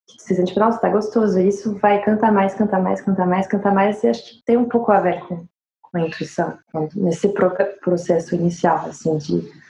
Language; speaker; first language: Portuguese; non-native, fluent; French